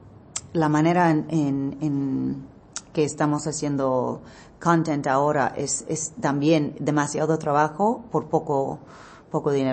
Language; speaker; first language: Spanish; early bilingual, heritage; English